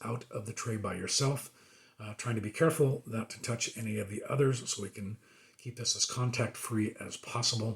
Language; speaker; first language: English; native; English